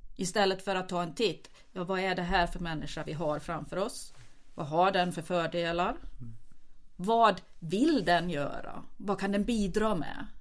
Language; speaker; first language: Swedish; native; Swedish